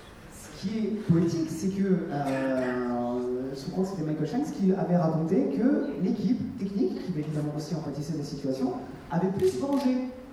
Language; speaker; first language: French; native; French